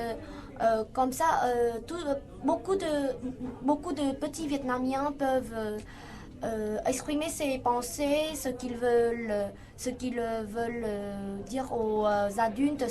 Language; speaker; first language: French; non-native, fluent; Vietnamese